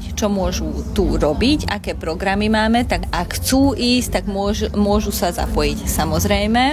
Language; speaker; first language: Slovak; non-native, local second language; Hungarian